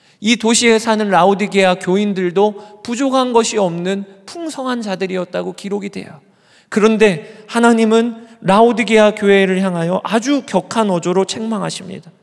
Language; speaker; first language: Korean; native; Korean